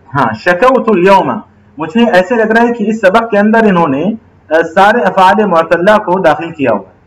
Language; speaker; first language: Urdu; native; Urdu